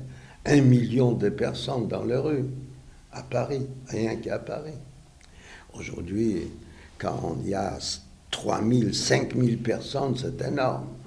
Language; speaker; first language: French; non-native, fluent; Yiddish